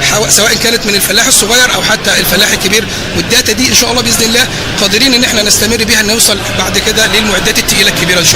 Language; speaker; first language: Arabic; native; Arabic